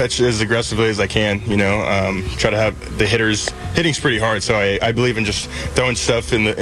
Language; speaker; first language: English; native; English